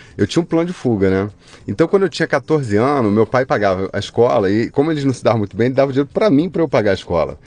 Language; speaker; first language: Portuguese; native; Portuguese